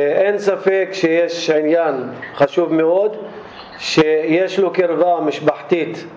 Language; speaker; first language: Hebrew; non-native, local second language; Arabic